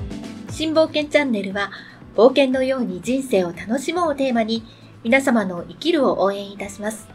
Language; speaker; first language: Japanese; native; Japanese